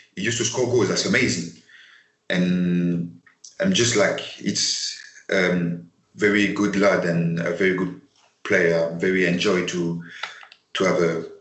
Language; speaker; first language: English; non-native, fluent; French